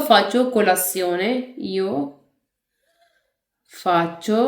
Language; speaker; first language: Italian; non-native, fluent; Urdu